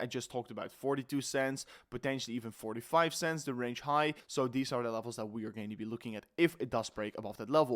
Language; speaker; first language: English; non-native, fluent; Dutch